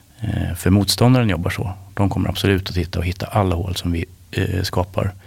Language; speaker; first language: Swedish; native; Swedish